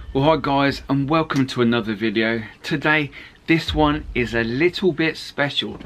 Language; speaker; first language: English; native; English